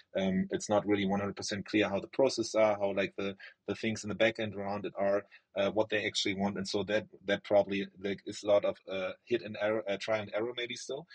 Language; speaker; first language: English; non-native, fluent; German